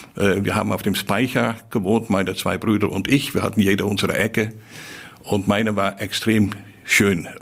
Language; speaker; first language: German; non-native, fluent; Dutch